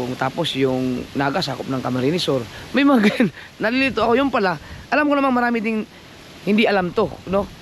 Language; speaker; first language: Filipino; non-native, local second language; Cebuano